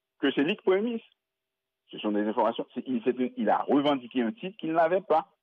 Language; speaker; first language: French; non-native, local second language; Haitian Creole